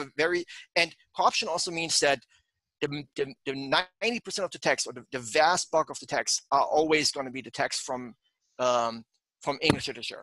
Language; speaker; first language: English; non-native, fluent; German